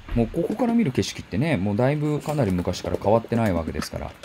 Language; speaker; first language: Japanese; native; Japanese